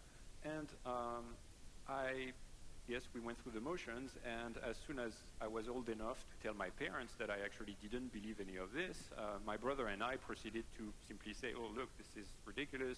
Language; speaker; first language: English; non-native, fluent; French